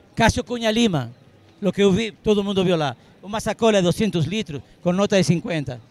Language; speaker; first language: Portuguese; non-native, fluent; Arabic